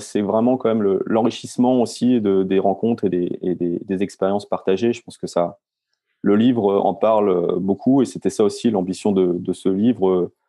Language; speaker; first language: French; native; French